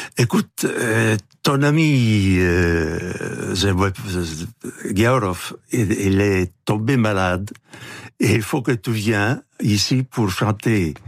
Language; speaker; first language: French; non-native, fluent; Italian